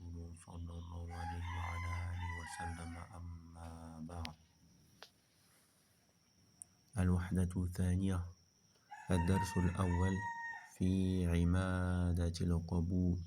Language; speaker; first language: Arabic; non-native, fluent; French